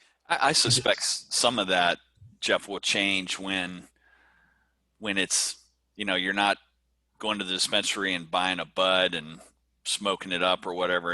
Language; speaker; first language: English; native; English